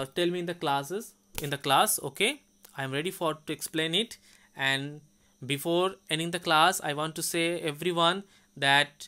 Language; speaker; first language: English; non-native, local second language; Bangla